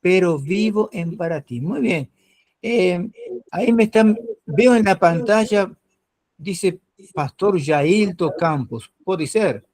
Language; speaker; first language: Spanish; non-native, fluent; Portuguese